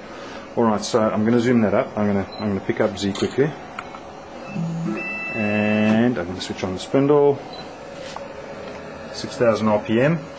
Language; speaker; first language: English; native; English